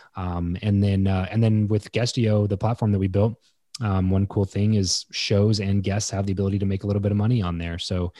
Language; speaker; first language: English; native; English